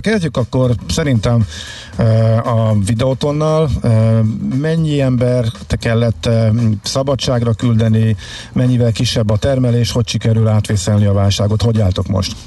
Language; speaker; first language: Hungarian; native; Hungarian